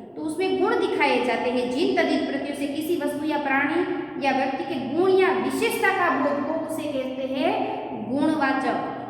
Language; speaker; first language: Hindi; non-native, local second language; Gujarati